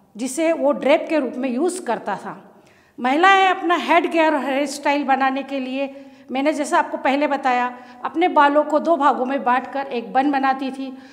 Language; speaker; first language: Hindi; native; Hindi